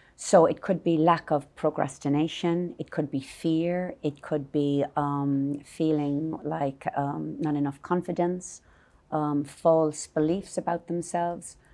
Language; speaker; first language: English; native; English